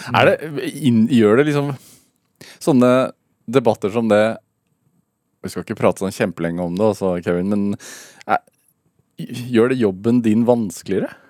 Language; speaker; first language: Norwegian; native; Norwegian